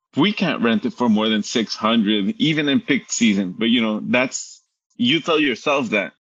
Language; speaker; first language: English; early bilingual, other home language; Spanish